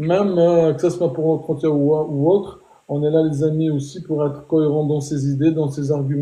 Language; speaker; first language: French; native; French